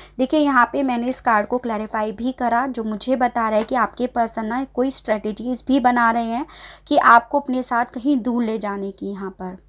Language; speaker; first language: Hindi; native; Hindi